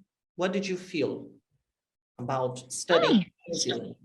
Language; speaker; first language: English; non-native, fluent; Portuguese